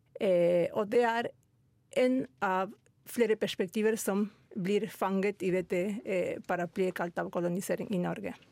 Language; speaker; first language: Norwegian; non-native, fluent; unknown